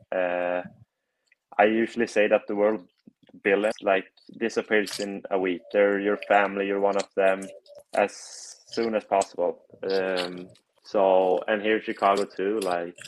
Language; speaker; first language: English; non-native, fluent; Swedish